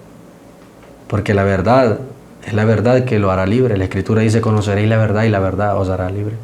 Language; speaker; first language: Spanish; native; Spanish